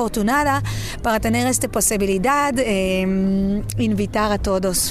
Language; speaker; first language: Spanish; non-native, fluent; Hebrew